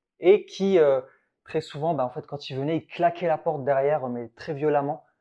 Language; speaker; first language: French; early bilingual, other home language; Arabic